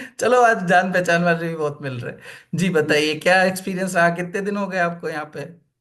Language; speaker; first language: Hindi; native; Hindi